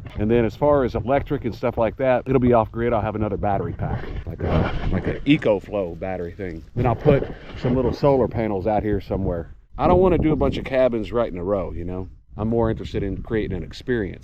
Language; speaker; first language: English; native; English